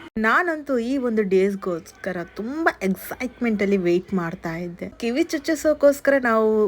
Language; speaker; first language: Kannada; native; Kannada